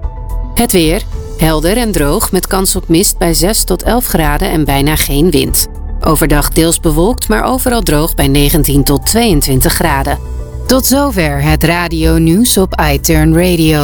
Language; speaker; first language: Dutch; native; Dutch